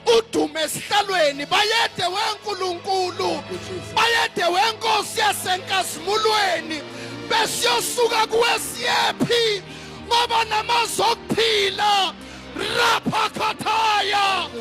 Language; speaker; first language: Zulu; non-native, local second language; Swati